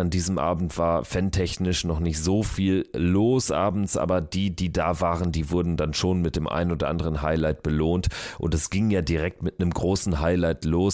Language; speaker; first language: German; native; German